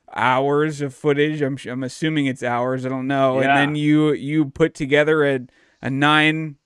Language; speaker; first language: English; native; English